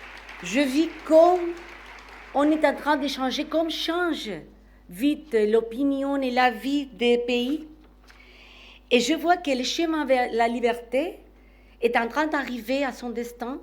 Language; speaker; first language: French; non-native, fluent; Spanish